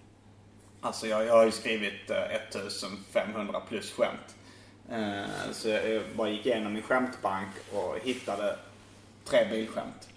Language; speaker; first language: Swedish; native; Swedish